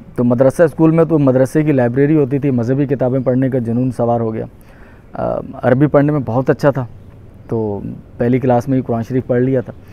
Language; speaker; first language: Urdu; non-native, local second language; Punjabi